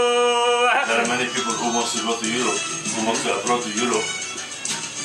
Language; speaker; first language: English; non-native, fluent; Kurdish